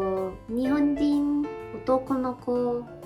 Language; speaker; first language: Japanese; non-native, learner; German